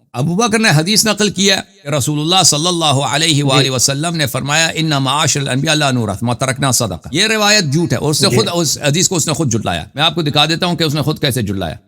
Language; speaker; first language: Urdu; non-native, fluent; Persian